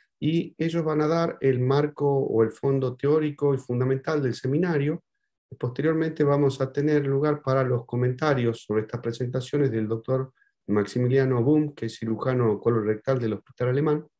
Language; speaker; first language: Spanish; native; Spanish